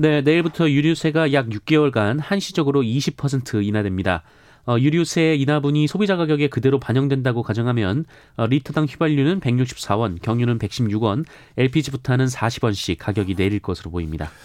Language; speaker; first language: Korean; native; Korean